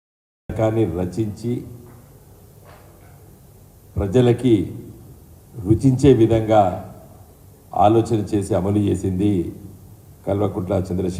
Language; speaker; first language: Telugu; native; Telugu